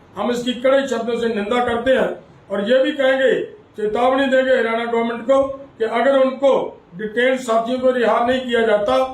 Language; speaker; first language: Hindi; non-native, local second language; Punjabi